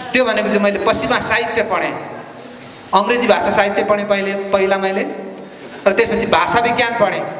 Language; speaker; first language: Nepali; non-native, local second language; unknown